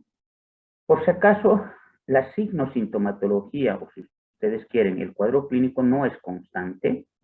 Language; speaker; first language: Spanish; native; Spanish